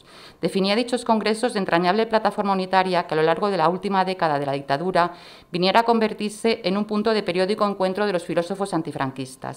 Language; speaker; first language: Spanish; native; Spanish